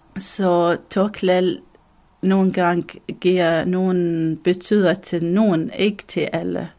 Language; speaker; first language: Danish; non-native, learner; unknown